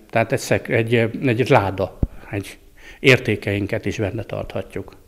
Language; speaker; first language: Hungarian; native; Hungarian